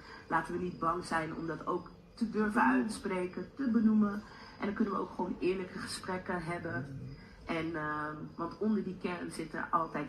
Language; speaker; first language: Dutch; native; Dutch